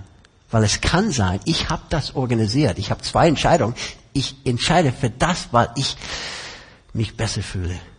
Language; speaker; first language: German; non-native, fluent; English